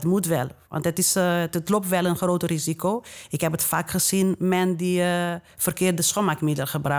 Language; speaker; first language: Dutch; non-native, fluent; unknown